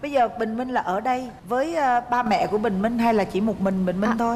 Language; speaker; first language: Vietnamese; native; Vietnamese